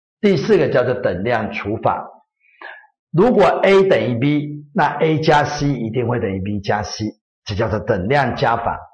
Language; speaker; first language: Chinese; native; Chinese